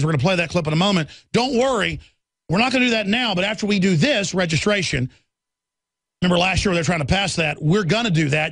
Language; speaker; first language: English; native; English